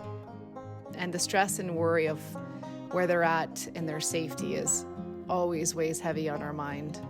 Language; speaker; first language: English; native; English